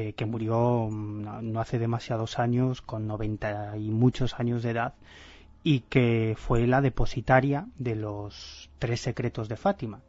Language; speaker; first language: Spanish; native; Spanish